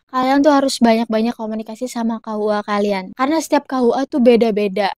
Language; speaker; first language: Indonesian; native; Indonesian